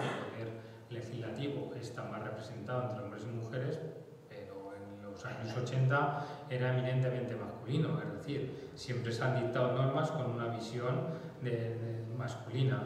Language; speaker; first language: Spanish; native; Spanish